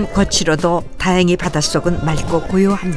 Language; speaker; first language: Korean; native; Korean